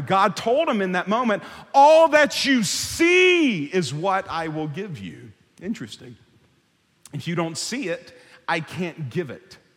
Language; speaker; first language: English; native; English